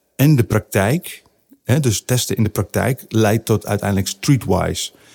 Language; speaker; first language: Dutch; native; Dutch